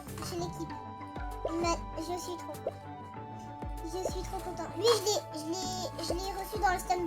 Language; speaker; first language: French; native; French